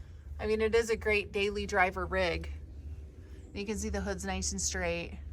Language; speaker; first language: English; native; English